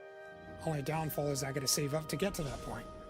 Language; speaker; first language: English; native; English